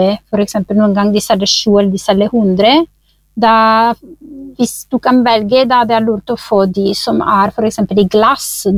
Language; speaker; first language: Norwegian; non-native, fluent; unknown